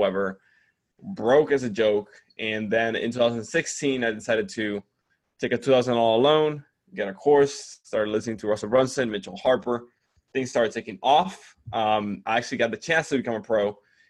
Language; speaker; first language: English; non-native, fluent; Spanish